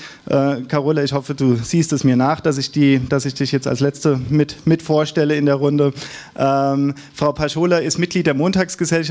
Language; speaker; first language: German; native; German